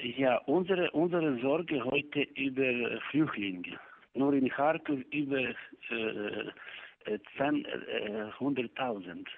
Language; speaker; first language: German; non-native, learner; Ukrainian